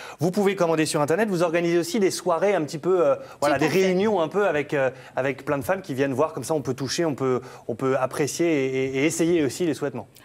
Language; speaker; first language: French; native; French